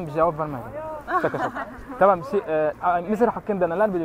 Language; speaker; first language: Turkish; non-native, learner; Arabic